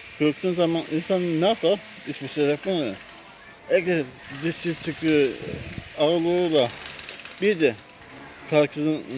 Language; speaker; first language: Turkish; non-native, learner; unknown